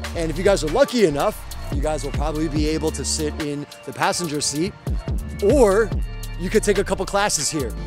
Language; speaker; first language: English; early bilingual, other home language; Chinese